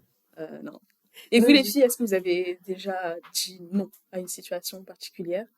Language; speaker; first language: French; native; French